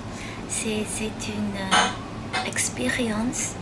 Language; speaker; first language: French; non-native, fluent; English